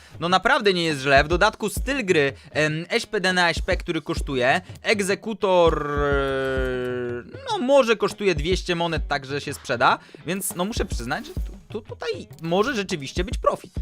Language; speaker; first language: Polish; native; Polish